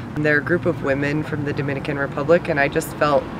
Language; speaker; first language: English; native; English